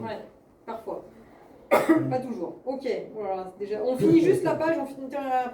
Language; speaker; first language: French; native; French